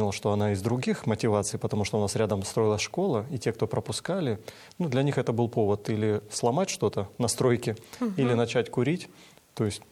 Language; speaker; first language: Russian; native; Russian